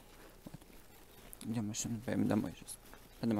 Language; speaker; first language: Russian; native; Russian